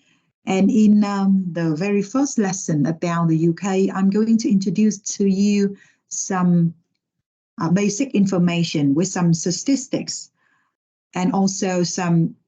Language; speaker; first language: English; non-native, fluent; Vietnamese